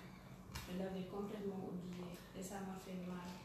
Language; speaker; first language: French; non-native, local second language; Wolof